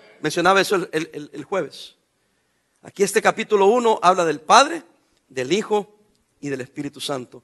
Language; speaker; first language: Spanish; native; Spanish